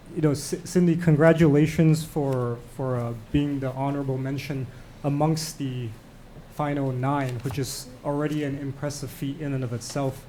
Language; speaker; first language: English; non-native, local second language; Cantonese